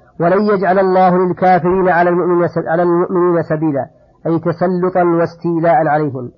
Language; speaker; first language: Arabic; native; Arabic